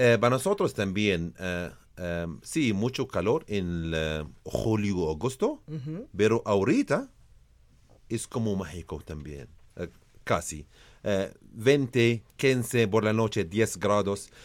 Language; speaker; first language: Spanish; non-native, learner; Arabic